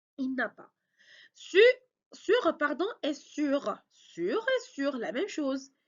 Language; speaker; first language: French; non-native, local second language; Arabic